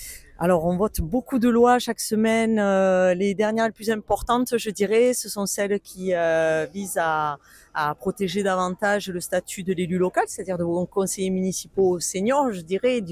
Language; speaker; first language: French; native; French